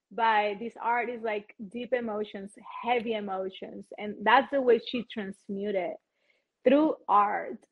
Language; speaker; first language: English; non-native, fluent; Spanish